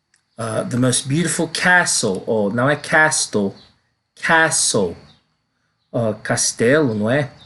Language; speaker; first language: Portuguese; non-native, learner; English